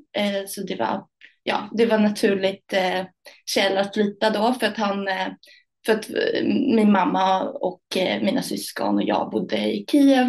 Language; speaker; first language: Swedish; early bilingual, other home language; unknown